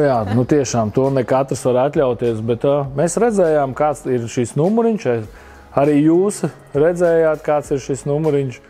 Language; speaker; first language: Latvian; native; Latvian